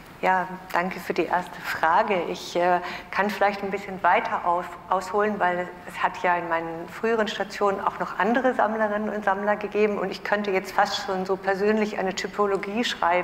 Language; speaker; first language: German; native; German